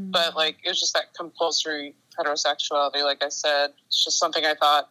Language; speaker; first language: English; native; English